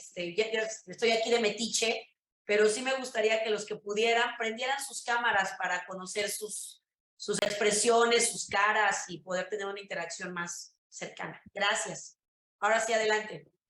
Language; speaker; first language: Spanish; native; Spanish